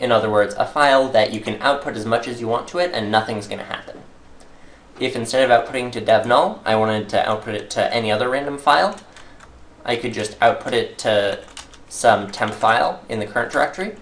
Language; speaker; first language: English; native; English